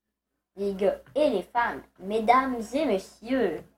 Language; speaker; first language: French; native; French